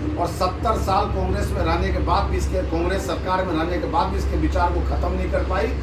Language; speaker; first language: Hindi; native; Hindi